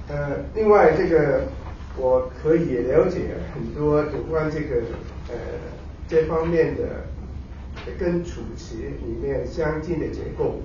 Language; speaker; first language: Chinese; non-native, local second language; Cantonese